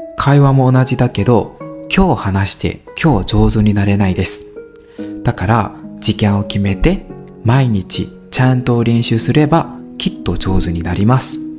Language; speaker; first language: Japanese; non-native, learner; Burmese